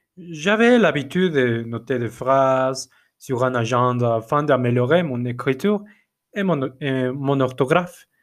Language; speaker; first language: French; non-native, fluent; Spanish